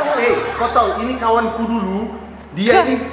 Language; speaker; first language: Indonesian; native; Indonesian